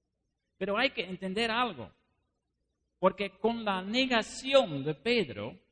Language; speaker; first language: Spanish; non-native, fluent; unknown